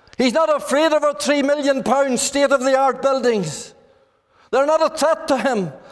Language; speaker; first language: English; native; English